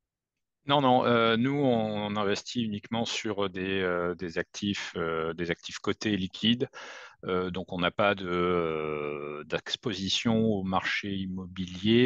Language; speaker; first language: French; native; French